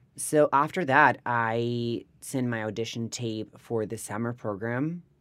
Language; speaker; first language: English; non-native, fluent; Spanish